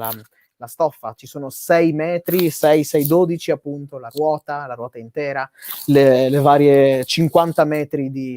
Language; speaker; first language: Italian; native; Italian